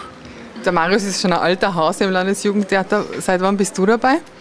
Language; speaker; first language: German; native; German